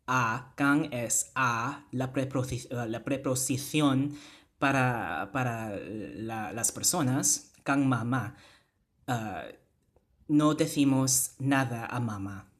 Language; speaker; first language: Spanish; non-native, fluent; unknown